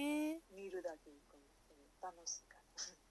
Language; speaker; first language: Japanese; non-native, learner; Nepali